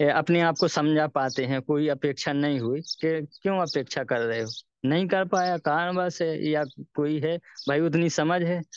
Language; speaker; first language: Hindi; native; Hindi